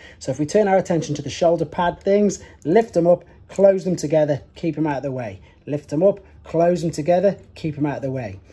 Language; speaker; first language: English; native; English